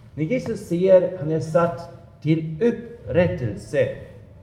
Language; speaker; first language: Swedish; non-native, fluent; German